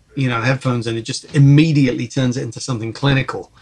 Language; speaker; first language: English; early bilingual, other home language; Czech